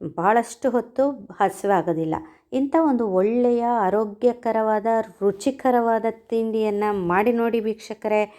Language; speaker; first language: Kannada; non-native, local second language; Konkani